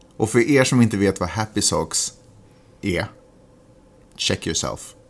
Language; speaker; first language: Swedish; native; Swedish